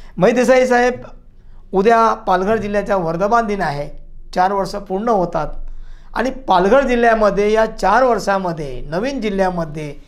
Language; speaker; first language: Marathi; native; Marathi